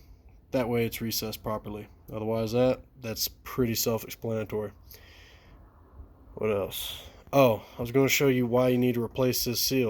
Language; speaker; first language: English; native; English